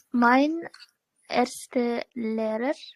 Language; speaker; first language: German; non-native, learner; Uzbek